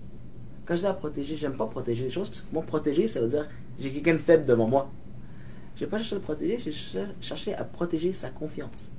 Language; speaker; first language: French; native; French